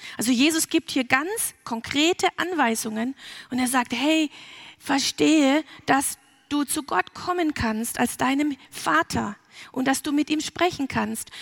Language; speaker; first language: German; early bilingual, heritage; German